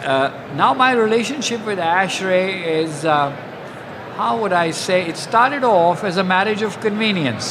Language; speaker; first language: English; non-native, local second language; Punjabi